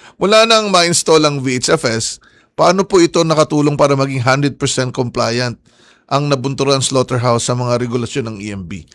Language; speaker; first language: Filipino; native; Filipino